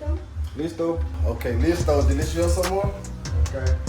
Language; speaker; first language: Spanish; non-native, learner; English